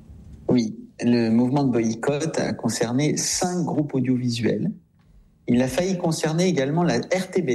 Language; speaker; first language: French; native; French